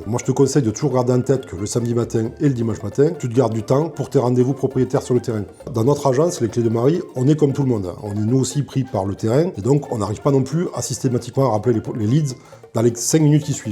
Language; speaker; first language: French; native; French